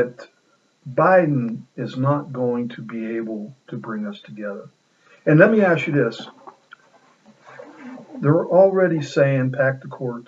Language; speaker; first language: English; native; English